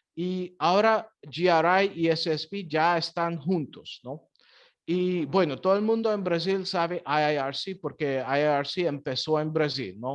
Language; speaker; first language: Spanish; non-native, fluent; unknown